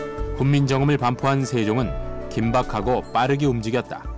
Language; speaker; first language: Korean; native; Korean